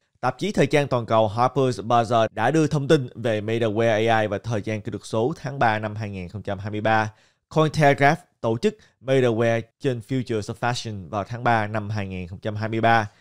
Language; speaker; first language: Vietnamese; native; Vietnamese